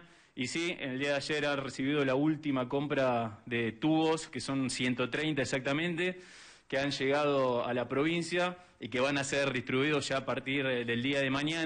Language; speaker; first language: Spanish; native; Spanish